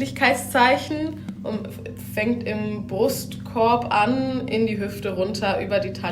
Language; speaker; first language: German; native; German